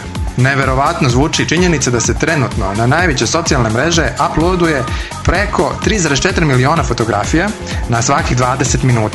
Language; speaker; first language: Serbian; native; Serbian